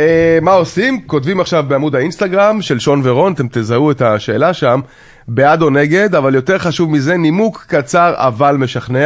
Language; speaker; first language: Hebrew; native; Hebrew